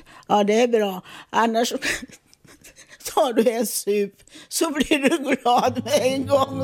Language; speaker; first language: Swedish; non-native, fluent; Italian